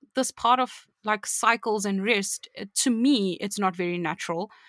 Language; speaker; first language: English; native; English